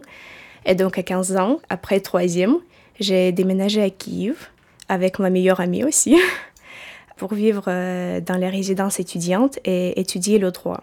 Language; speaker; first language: French; non-native, fluent; Ukrainian